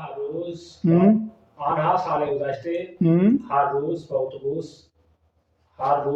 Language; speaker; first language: Persian; non-native, learner; Urdu